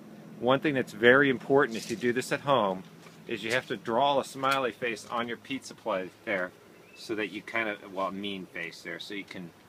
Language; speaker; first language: English; native; English